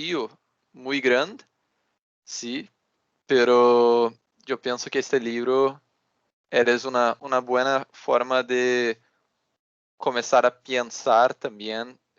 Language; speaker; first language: Spanish; non-native, learner; Portuguese